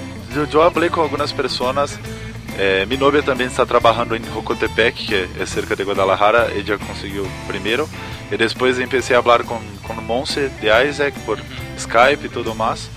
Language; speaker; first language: Spanish; non-native, learner; Portuguese